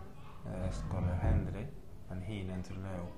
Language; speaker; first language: Welsh; non-native, local second language; Spanish